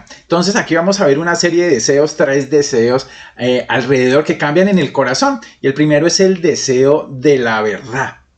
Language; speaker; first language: Spanish; native; Spanish